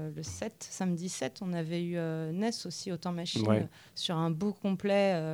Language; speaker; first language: French; native; French